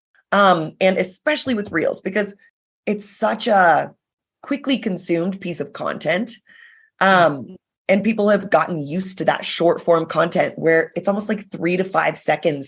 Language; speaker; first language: English; native; English